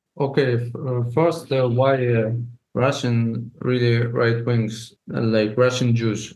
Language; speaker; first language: English; non-native, learner; Russian